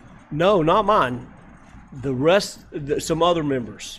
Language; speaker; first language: English; native; English